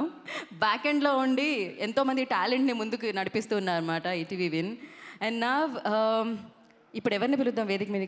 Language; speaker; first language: Telugu; native; Telugu